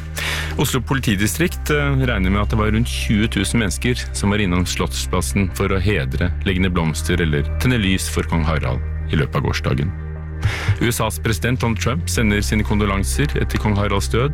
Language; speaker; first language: Norwegian; native; Norwegian